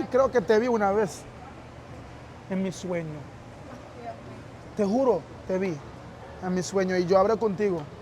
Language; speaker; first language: Spanish; non-native, learner; Haitian Creole